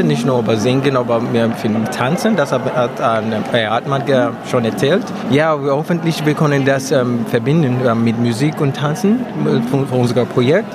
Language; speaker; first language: German; non-native, learner; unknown